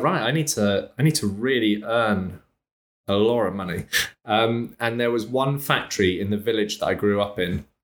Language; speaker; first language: English; native; English